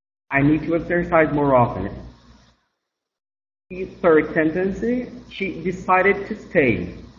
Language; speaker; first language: English; non-native, fluent; Portuguese